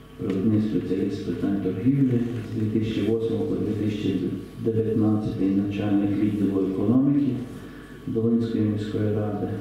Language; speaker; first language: Ukrainian; native; Ukrainian